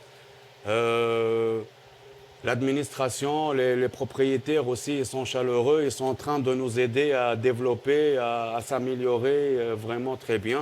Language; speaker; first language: French; non-native, local second language; Arabic